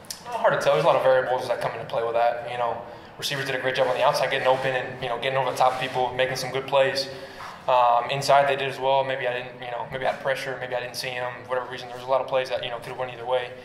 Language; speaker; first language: English; early bilingual, other home language; Spanish